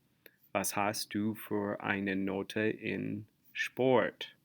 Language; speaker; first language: German; non-native, fluent; English